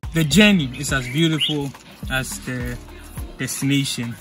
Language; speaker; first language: English; non-native, local second language; Akan